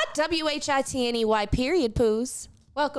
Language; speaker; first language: English; native; English